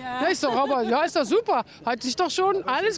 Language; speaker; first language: German; native; German